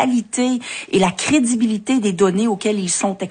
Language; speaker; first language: French; native; French